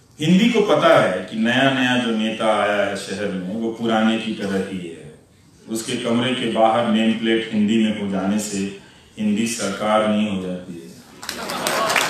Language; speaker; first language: Hindi; non-native, local second language; Bhojpuri